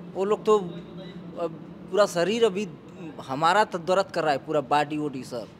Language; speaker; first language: Hindi; native; Hindi